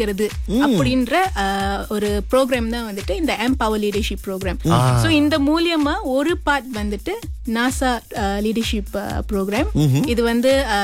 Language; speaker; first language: Tamil; early bilingual, heritage; Tamil